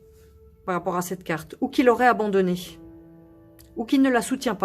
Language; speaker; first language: French; native; French